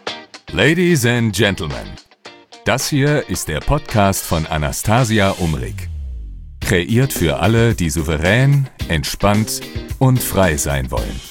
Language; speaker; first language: German; native; German